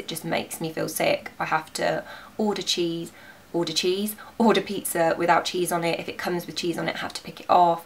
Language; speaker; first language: English; native; English